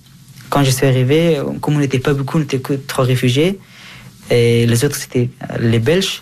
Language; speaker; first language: French; early bilingual, other home language; Persian